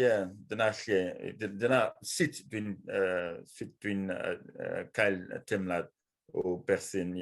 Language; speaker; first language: Welsh; non-native, fluent; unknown